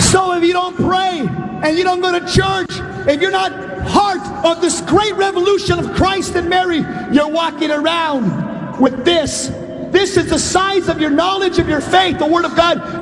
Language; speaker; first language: English; early bilingual, other home language; Spanish